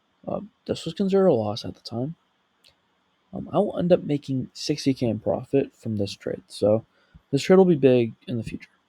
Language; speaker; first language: English; native; English